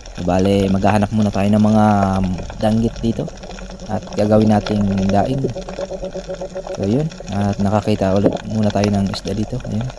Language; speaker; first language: Filipino; non-native, local second language; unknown